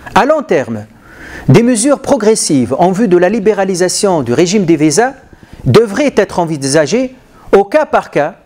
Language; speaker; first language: French; non-native, local second language; Arabic